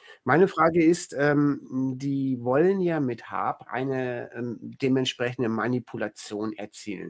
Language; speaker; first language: German; native; German